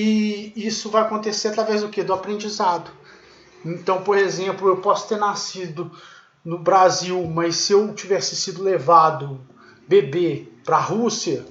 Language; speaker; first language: Portuguese; native; Portuguese